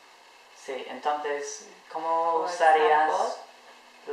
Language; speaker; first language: Spanish; non-native, fluent; English